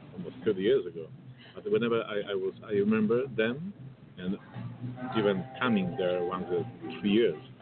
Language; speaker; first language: English; non-native, fluent; Polish